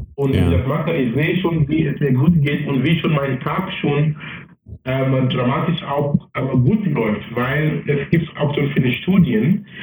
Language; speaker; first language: German; non-native, fluent; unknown